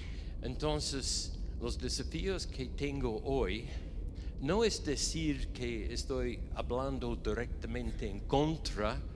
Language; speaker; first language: Spanish; non-native, fluent; English